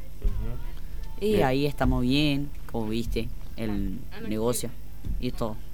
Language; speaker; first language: Spanish; non-native, learner; Arabic